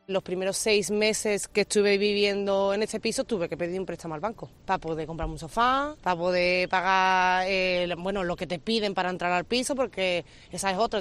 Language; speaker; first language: Spanish; native; Spanish